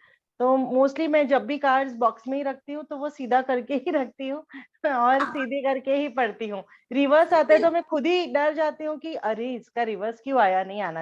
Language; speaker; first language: Hindi; native; Hindi